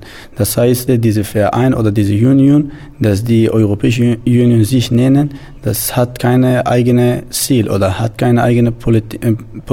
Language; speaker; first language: German; non-native, fluent; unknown